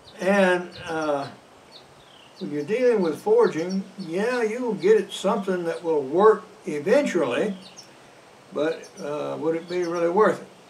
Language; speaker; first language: English; native; English